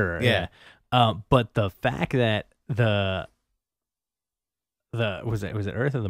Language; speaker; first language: English; native; English